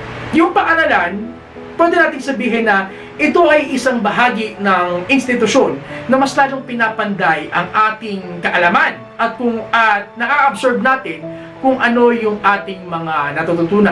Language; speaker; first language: Filipino; native; Filipino